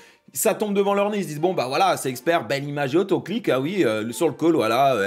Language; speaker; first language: French; native; French